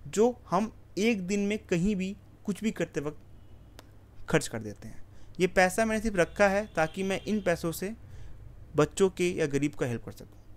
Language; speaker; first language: Hindi; native; Hindi